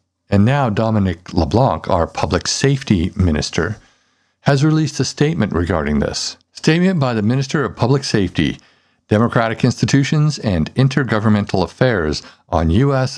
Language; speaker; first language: English; native; English